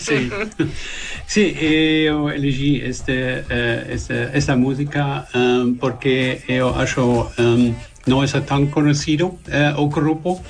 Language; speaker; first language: Portuguese; non-native, learner; German